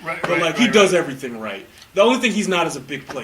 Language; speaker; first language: English; native; English